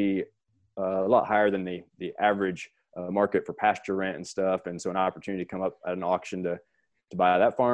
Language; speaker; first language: English; native; English